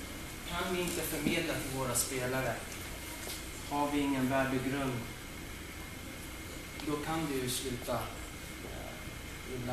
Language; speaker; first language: Swedish; native; Swedish